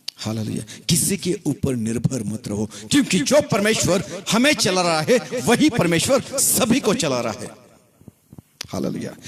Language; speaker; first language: Hindi; non-native, local second language; Marathi